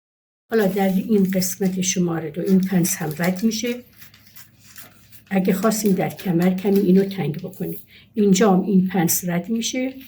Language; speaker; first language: Persian; native; Persian